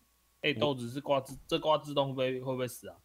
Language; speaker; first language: Chinese; native; Chinese